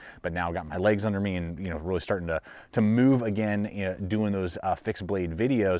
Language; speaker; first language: English; native; English